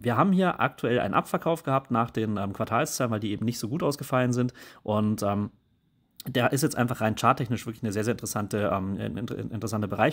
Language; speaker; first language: German; native; German